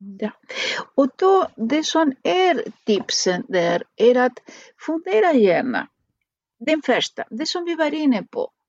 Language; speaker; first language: Swedish; non-native, fluent; Spanish